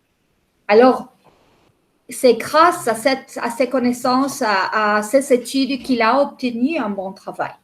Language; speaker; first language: French; non-native, fluent; Spanish